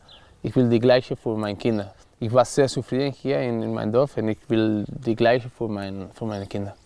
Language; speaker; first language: German; non-native, learner; Spanish